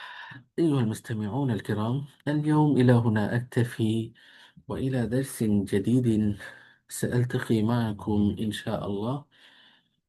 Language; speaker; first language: Arabic; non-native, fluent; Bangla